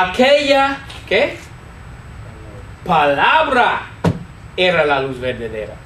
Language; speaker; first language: Spanish; non-native, fluent; English